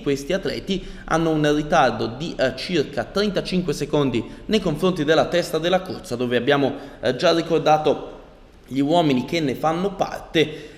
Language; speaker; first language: Italian; native; Italian